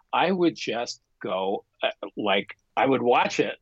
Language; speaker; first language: English; native; English